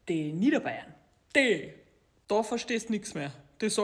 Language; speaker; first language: German; native; German